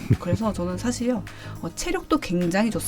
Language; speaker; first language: Korean; native; Korean